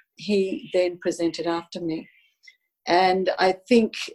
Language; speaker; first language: English; non-native, local second language; Italian